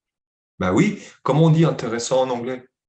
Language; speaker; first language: French; native; French